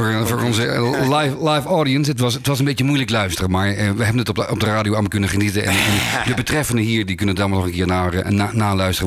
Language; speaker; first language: Dutch; native; Dutch